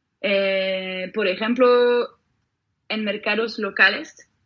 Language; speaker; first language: Spanish; non-native, fluent; French